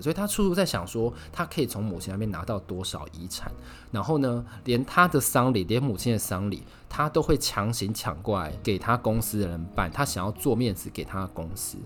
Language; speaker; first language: Chinese; native; Chinese